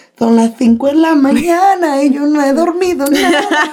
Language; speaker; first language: Spanish; early bilingual, heritage; Spanish